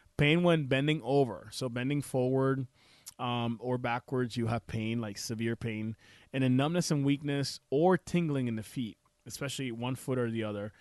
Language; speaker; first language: English; non-native, fluent; Spanish